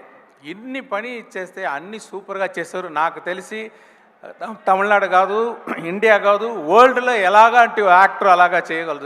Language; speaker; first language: Telugu; non-native, learner; Tamil